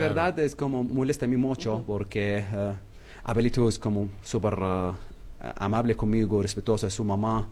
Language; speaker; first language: Spanish; non-native, learner; Arabic